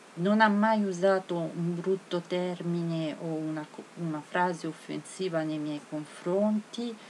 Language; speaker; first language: Italian; native; Italian